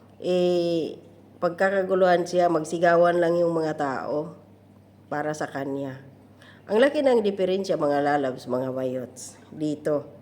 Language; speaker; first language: Filipino; non-native, local second language; Cebuano